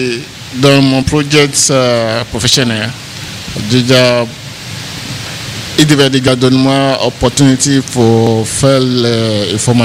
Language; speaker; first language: French; non-native, learner; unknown